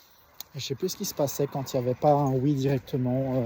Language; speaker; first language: French; native; French